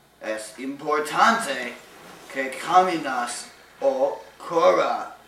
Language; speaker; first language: Spanish; non-native, learner; English